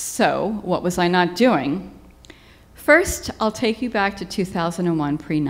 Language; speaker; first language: English; native; English